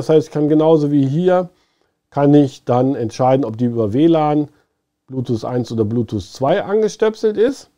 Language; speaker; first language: German; native; German